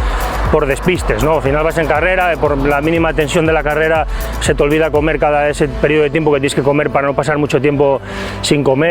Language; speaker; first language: Spanish; native; Spanish